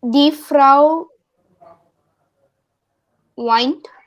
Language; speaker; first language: German; non-native, learner; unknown